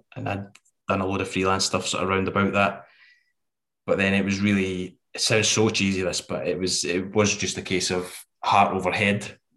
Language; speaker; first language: English; native; English